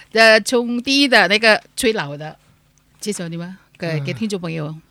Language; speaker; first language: Chinese; non-native, learner; Indonesian